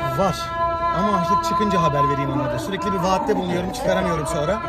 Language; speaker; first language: Turkish; native; Turkish